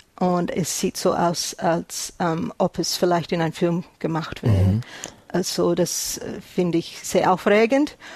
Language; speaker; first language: German; early bilingual, heritage; German